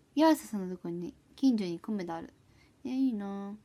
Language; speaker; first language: Japanese; native; Japanese